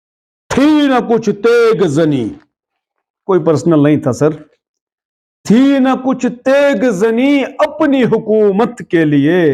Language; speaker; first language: Urdu; native; Urdu